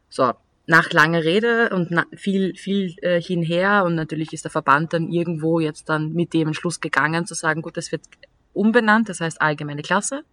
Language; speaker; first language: German; native; German